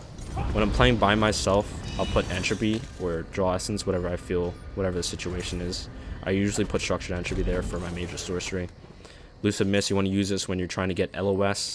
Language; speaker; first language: English; native; English